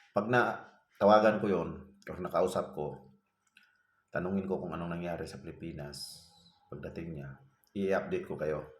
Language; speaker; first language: Filipino; non-native, local second language; Cebuano